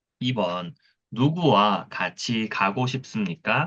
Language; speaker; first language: Korean; non-native, fluent; Thai